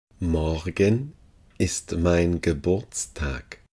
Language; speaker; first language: German; non-native, fluent; Uzbek